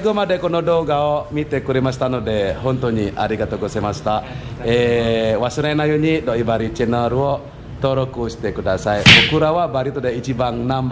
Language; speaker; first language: Japanese; non-native, local second language; Indonesian